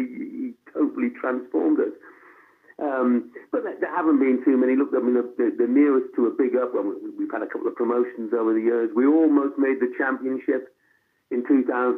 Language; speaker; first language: English; native; English